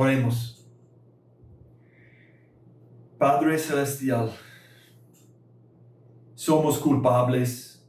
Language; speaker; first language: Spanish; non-native, fluent; English